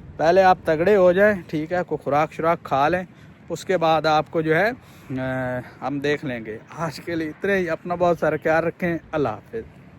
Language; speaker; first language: Urdu; non-native, local second language; Punjabi